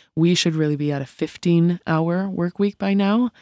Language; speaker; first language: English; native; English